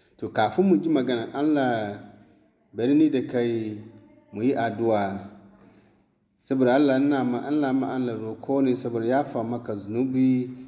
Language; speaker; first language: Hausa; non-native, local second language; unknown